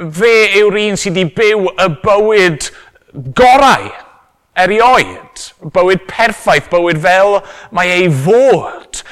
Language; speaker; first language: Welsh; native; Welsh